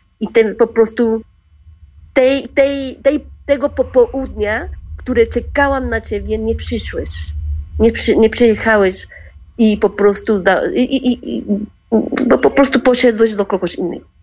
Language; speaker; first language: Polish; non-native, learner; Spanish